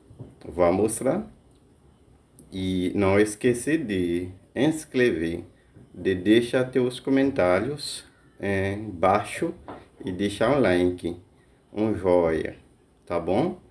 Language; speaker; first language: Portuguese; non-native, fluent; Haitian Creole